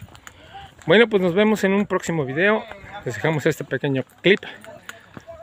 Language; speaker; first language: Spanish; native; Spanish